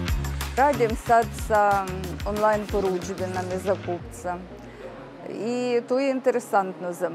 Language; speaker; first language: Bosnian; non-native, learner; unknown